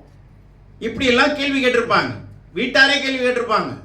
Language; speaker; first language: Tamil; native; Tamil